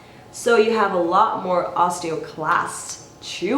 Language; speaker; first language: English; native; English